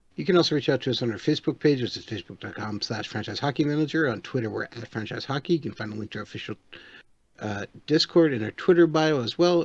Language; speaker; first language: English; native; English